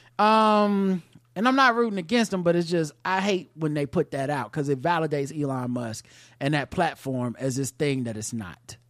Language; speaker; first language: English; native; English